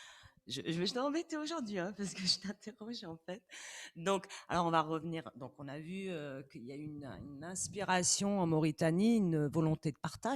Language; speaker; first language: French; native; French